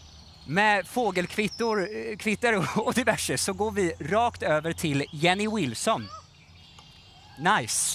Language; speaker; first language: Swedish; native; Swedish